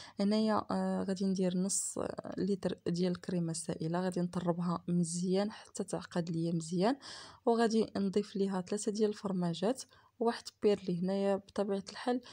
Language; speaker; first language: Arabic; native; Arabic